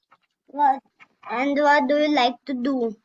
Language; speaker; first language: English; non-native, learner; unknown